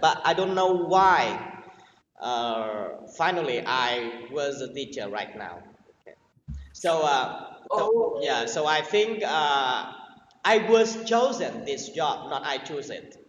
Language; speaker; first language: English; non-native, learner; Vietnamese